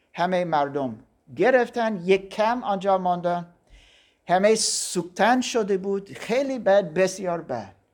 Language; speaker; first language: Persian; non-native, learner; German